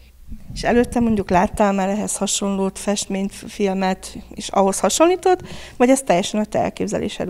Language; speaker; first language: Hungarian; native; Hungarian